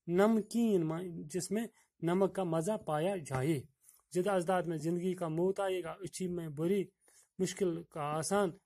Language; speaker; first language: Urdu; non-native, local second language; Kashmiri